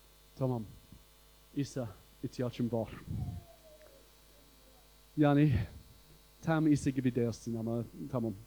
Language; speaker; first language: Turkish; non-native, fluent; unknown